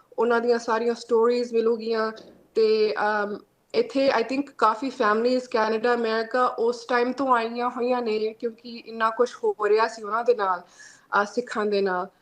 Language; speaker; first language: Punjabi; early bilingual, heritage; Punjabi